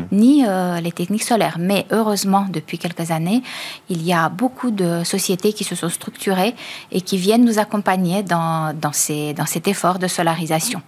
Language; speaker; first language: French; native; French